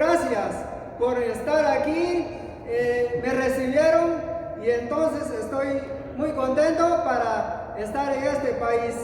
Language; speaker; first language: Spanish; non-native, local second language; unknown